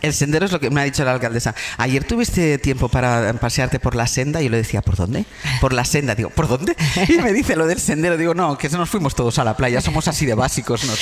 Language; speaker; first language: Spanish; native; Spanish